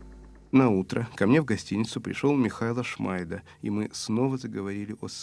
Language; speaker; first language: Russian; native; Russian